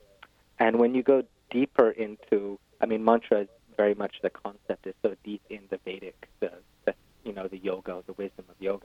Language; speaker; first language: English; native; English